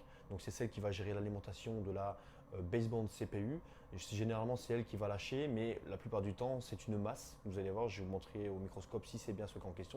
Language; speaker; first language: French; native; French